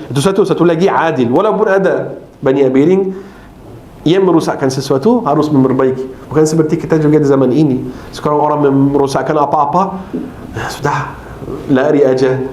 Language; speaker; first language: Malay; non-native, fluent; Arabic